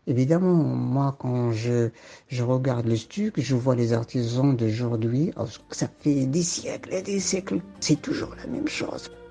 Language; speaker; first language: French; non-native, local second language; Arabic